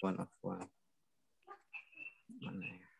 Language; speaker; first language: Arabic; non-native, fluent; Indonesian